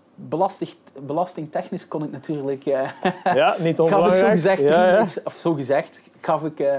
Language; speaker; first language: Dutch; native; Dutch